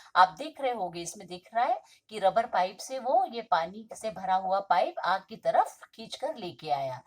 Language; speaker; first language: Hindi; non-native, local second language; Marathi